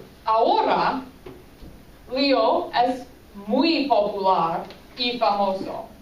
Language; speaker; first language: Spanish; non-native, fluent; English